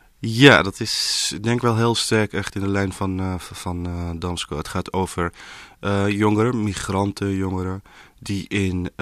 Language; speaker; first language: Dutch; early bilingual, other home language; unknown